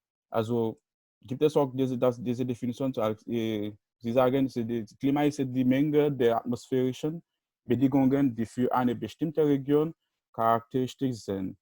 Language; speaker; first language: German; non-native, learner; Haitian Creole